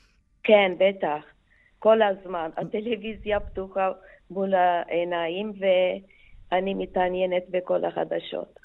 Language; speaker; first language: Hebrew; non-native, fluent; Turkish